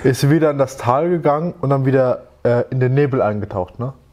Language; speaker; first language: German; native; German